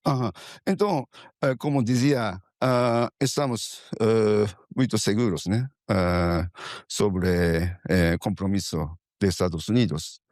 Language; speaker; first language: Portuguese; non-native, fluent; Japanese